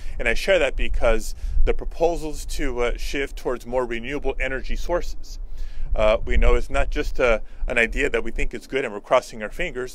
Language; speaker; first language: English; early bilingual, other home language; Spanish